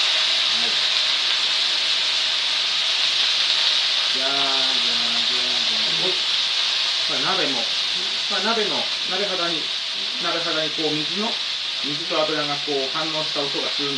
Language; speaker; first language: Japanese; native; Japanese